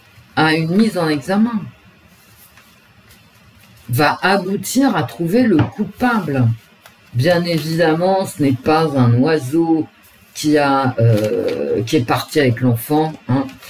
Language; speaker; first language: French; native; French